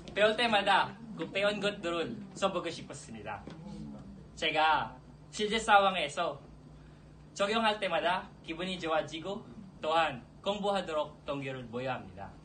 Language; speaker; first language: Korean; non-native, learner; Filipino